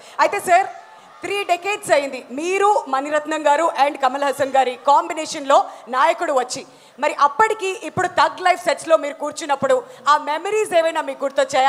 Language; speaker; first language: Telugu; native; Telugu